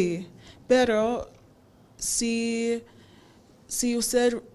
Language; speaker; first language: Spanish; non-native, fluent; English